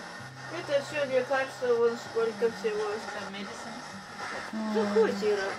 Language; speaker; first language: Russian; native; Russian